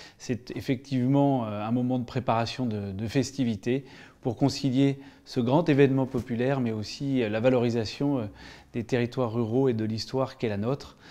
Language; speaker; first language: French; native; French